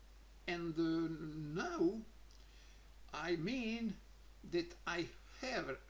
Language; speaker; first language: English; non-native, learner; Croatian